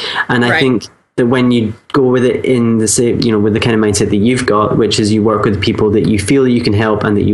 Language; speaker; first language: English; native; English